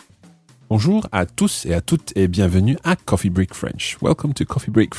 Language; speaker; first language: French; non-native, fluent; English